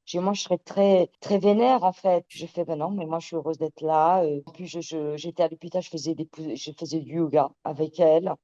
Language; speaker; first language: French; early bilingual, other home language; Portuguese